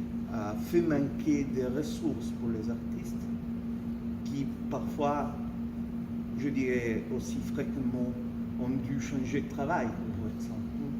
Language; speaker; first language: French; non-native, fluent; Italian